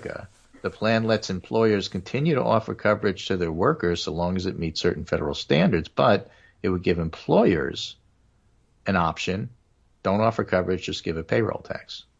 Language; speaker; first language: English; native; English